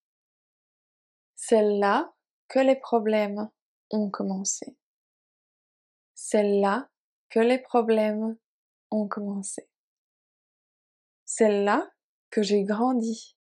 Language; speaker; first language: French; native; French